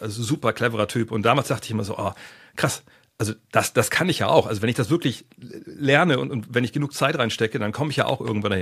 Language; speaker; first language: German; native; German